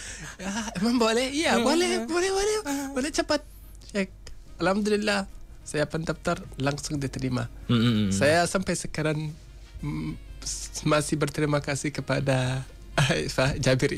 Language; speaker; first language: Indonesian; non-native, learner; Hausa